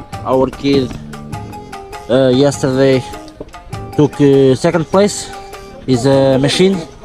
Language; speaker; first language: English; non-native, learner; Portuguese